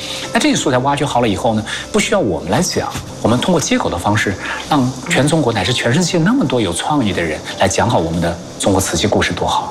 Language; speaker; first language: Chinese; native; Chinese